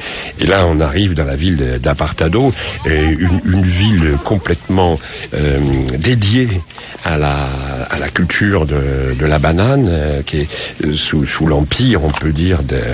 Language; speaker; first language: French; native; French